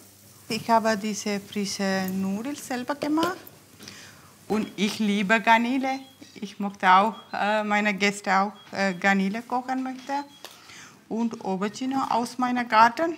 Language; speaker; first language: German; non-native, learner; Tamil